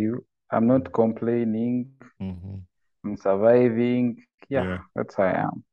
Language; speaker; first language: English; non-native, local second language; Ganda